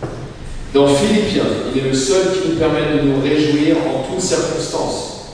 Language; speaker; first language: French; native; French